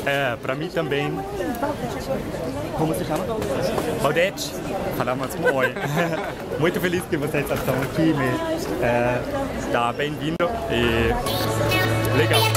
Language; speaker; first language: Portuguese; non-native, fluent; German